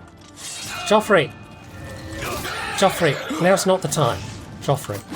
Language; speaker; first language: English; native; English